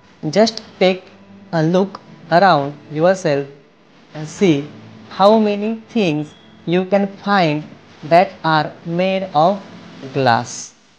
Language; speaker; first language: English; non-native, local second language; Marathi